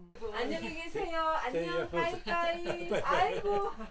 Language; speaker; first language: Korean; native; Korean